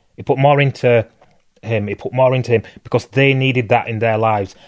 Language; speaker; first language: English; native; English